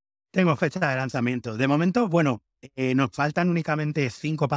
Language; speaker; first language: Spanish; native; Spanish